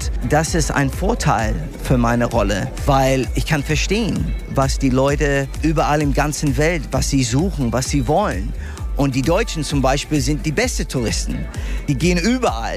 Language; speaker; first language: German; non-native, fluent; English